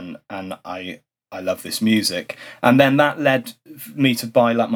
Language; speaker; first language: English; native; English